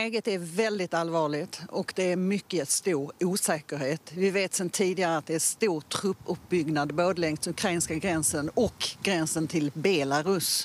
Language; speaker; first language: Swedish; native; Swedish